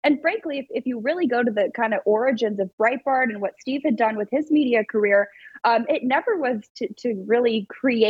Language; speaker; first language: English; native; English